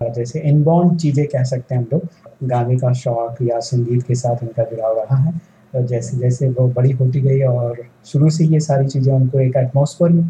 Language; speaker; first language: Hindi; native; Hindi